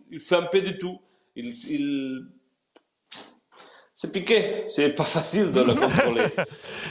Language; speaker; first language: French; non-native, learner; Spanish